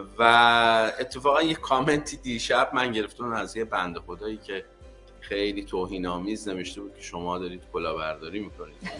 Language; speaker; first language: Persian; native; Persian